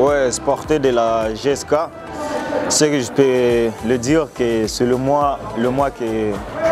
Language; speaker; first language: French; non-native, local second language; Rundi